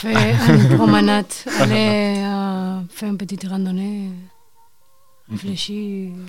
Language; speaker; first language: French; non-native, learner; Spanish